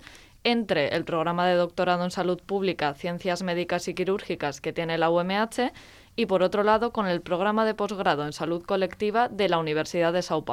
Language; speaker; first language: Spanish; native; Spanish